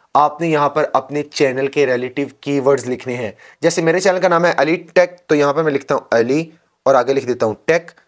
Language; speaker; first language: Urdu; non-native, local second language; Punjabi